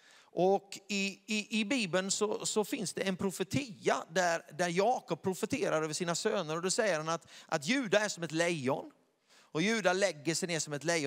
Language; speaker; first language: Swedish; native; Swedish